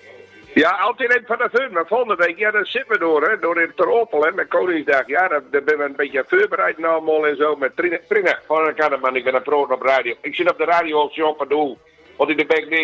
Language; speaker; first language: Dutch; native; Dutch